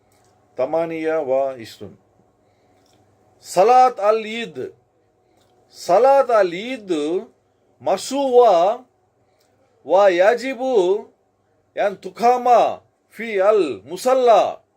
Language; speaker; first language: Arabic; non-native, learner; Telugu